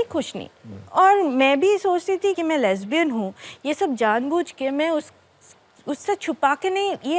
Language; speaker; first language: Hindi; non-native, local second language; Bangla